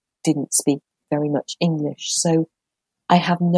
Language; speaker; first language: English; native; English